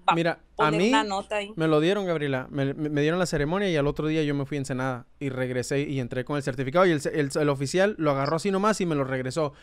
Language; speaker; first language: Spanish; native; Spanish